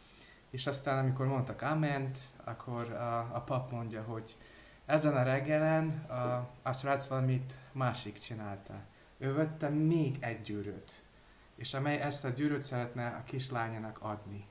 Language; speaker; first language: Hungarian; non-native, learner; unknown